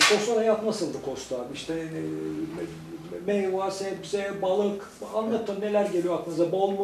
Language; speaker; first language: Turkish; native; Turkish